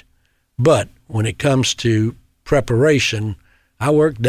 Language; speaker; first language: English; native; English